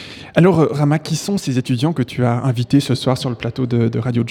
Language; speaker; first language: French; native; French